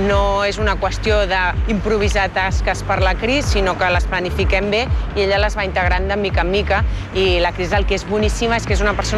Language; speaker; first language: Catalan; native; Catalan